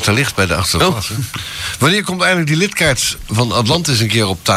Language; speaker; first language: Dutch; native; Dutch